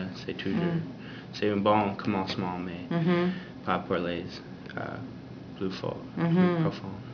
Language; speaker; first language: French; non-native, learner; English